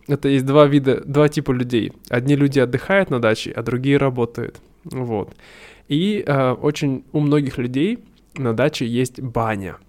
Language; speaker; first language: Russian; native; Russian